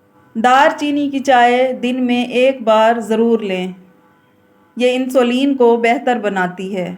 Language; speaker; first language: Urdu; native; Urdu